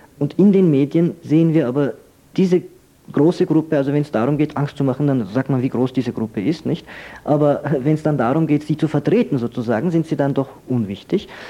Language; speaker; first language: German; non-native, fluent; Turkish